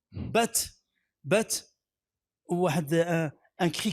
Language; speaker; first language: French; non-native, local second language; Arabic